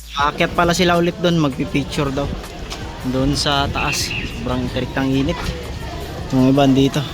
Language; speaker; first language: Filipino; non-native, local second language; Cebuano